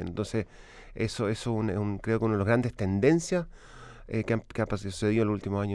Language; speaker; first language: Spanish; native; Spanish